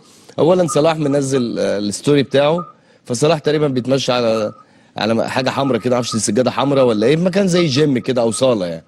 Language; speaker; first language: Arabic; native; Arabic